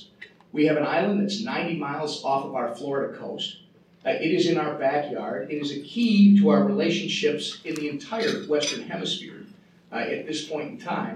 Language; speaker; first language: English; native; English